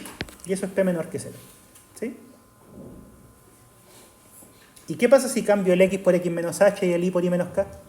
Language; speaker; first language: Spanish; native; Spanish